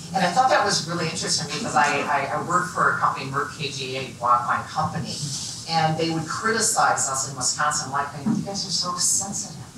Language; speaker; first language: English; native; English